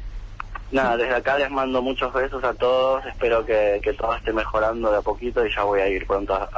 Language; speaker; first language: Spanish; native; Spanish